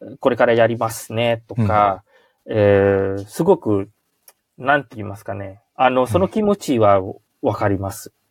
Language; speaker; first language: Japanese; non-native, fluent; Malay